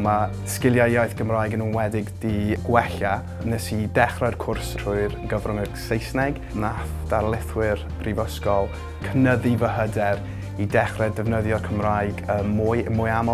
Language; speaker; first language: Welsh; non-native, local second language; English